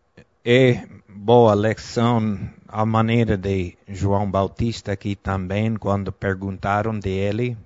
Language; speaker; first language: Portuguese; non-native, fluent; Spanish